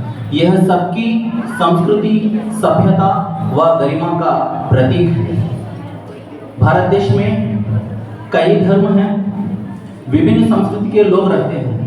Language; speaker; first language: Hindi; non-native, local second language; Telugu